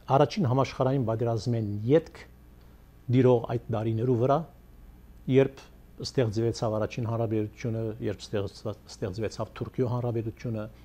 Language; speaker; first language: Armenian; early bilingual, heritage; Armenian